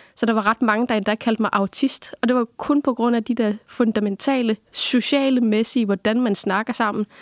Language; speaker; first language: Danish; non-native, local second language; Kalaallisut